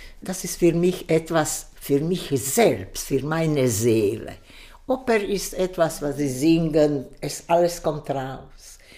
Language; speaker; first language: German; non-native, learner; Croatian